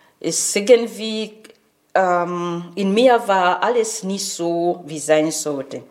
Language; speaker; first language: German; non-native, fluent; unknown